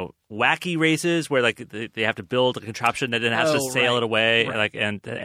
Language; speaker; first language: English; native; English